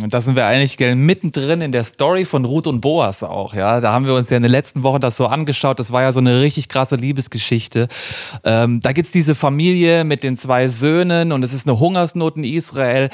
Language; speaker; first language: German; native; German